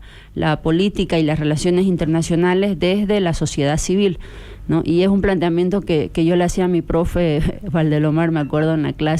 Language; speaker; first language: Spanish; native; Spanish